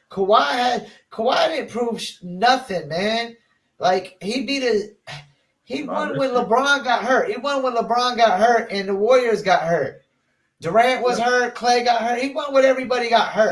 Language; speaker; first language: English; native; English